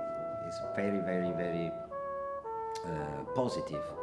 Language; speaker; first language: English; non-native, learner; Italian